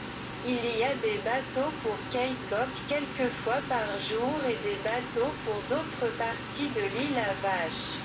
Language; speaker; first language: French; non-native, local second language; Haitian Creole